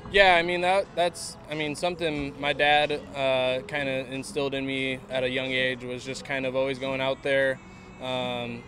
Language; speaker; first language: English; native; English